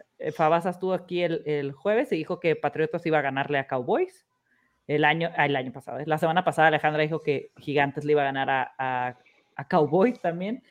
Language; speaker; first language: Spanish; early bilingual, heritage; Spanish